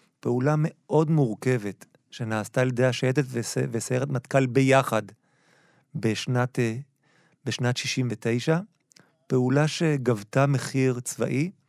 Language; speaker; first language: Hebrew; native; Hebrew